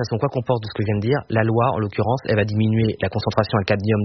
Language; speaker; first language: French; native; French